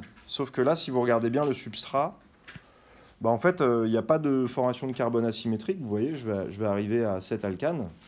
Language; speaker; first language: French; native; French